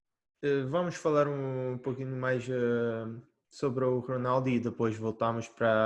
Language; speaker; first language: Portuguese; early bilingual, heritage; Portuguese